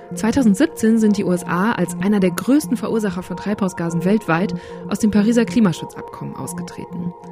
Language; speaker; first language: German; native; German